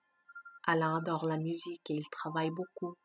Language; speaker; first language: French; non-native, fluent; Persian